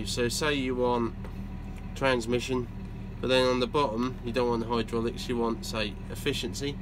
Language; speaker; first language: English; native; English